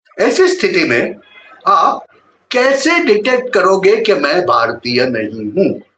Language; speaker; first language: Hindi; non-native, local second language; Gujarati